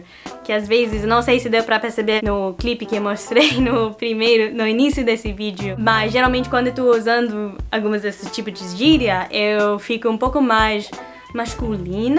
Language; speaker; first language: Portuguese; non-native, fluent; English